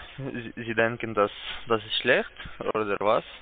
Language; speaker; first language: German; non-native, learner; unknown